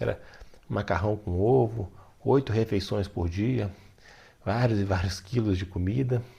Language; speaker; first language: Portuguese; native; Portuguese